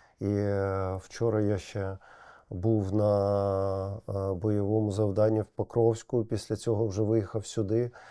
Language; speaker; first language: Ukrainian; non-native, local second language; Russian